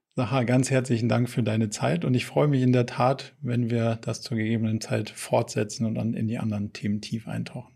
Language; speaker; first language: German; native; German